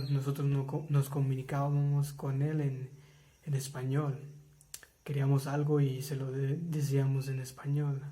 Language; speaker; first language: Spanish; early bilingual, heritage; English